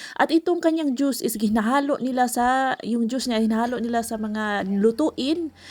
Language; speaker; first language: Filipino; non-native, local second language; Cebuano